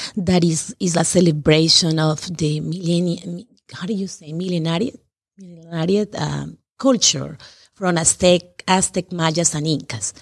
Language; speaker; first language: English; non-native, learner; Spanish